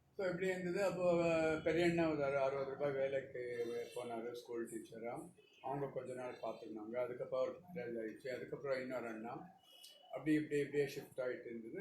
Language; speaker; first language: Tamil; non-native, local second language; Telugu